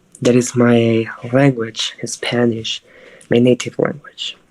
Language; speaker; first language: English; non-native, fluent; Spanish